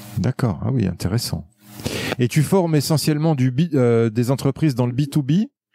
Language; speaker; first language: French; native; French